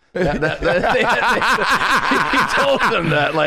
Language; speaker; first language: English; early bilingual, other home language; Spanish